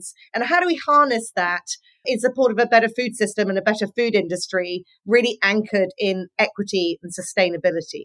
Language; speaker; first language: English; native; English